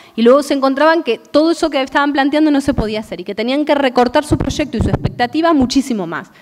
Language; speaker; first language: Spanish; native; Spanish